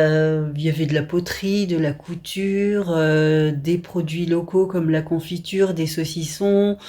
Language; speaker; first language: French; native; French